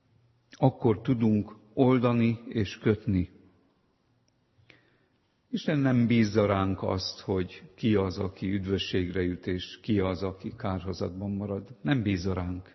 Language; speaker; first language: Hungarian; native; Hungarian